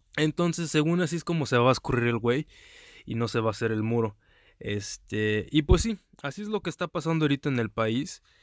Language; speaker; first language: Spanish; early bilingual, heritage; Spanish